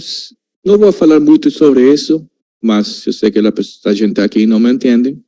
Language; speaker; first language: Portuguese; non-native, learner; English